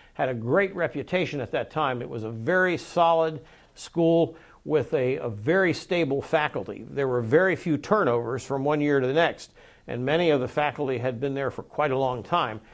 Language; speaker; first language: English; native; English